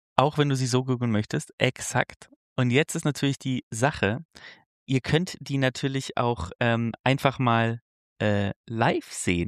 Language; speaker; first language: German; native; German